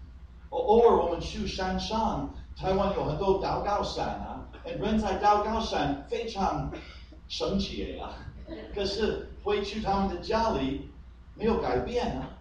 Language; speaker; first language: Chinese; non-native, fluent; English